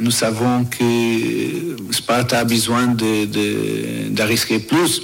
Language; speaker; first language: French; non-native, fluent; Portuguese